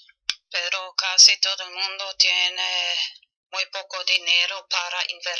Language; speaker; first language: Spanish; non-native, fluent; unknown